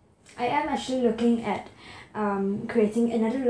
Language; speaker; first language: English; native; English